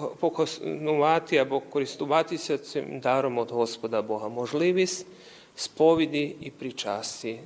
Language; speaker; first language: Ukrainian; early bilingual, heritage; Ukrainian